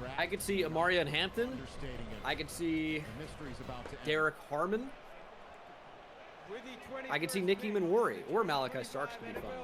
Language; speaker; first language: English; native; English